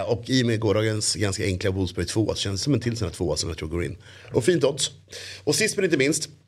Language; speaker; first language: Swedish; native; Swedish